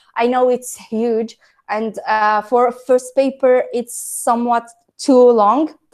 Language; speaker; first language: English; non-native, fluent; Arabic